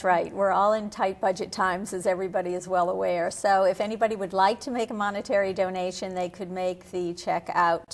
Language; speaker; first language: English; native; English